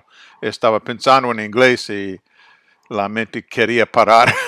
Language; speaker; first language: Spanish; non-native, fluent; English